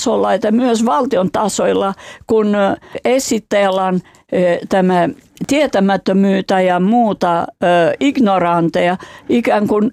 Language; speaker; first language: Finnish; non-native, fluent; Albanian